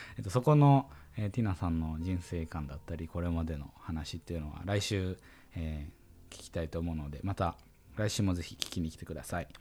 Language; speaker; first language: Japanese; native; Japanese